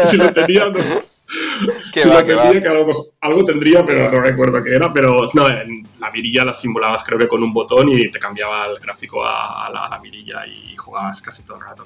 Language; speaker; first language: Spanish; native; Spanish